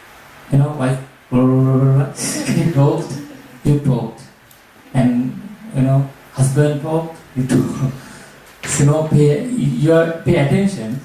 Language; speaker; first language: English; non-native, learner; Sinhala